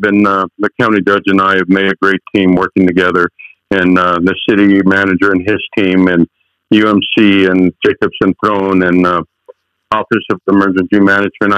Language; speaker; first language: English; early bilingual, other home language; Spanish